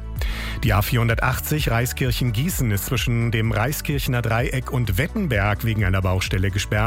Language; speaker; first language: German; native; German